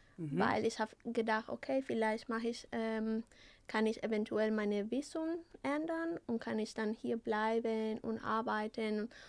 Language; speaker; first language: German; non-native, fluent; Spanish